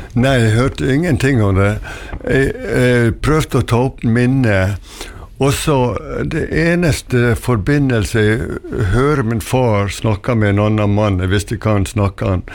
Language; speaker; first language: Norwegian; native; Norwegian